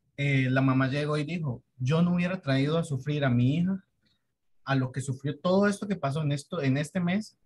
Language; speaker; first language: Spanish; native; Spanish